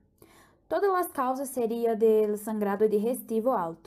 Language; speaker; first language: Portuguese; non-native, learner; Spanish